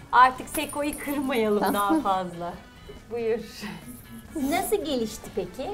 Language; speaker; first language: Turkish; native; Turkish